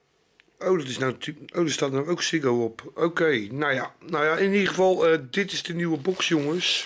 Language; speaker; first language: Dutch; native; Dutch